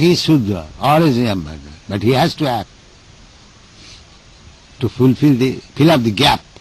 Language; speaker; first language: English; non-native, local second language; Bangla